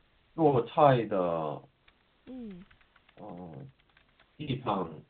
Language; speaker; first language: Chinese; non-native, learner; Korean